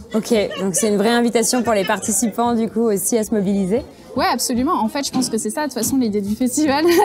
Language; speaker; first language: French; native; French